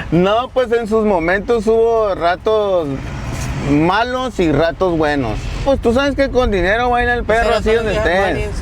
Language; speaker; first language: Spanish; native; Spanish